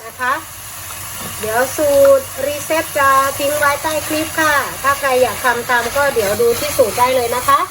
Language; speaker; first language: Thai; native; Thai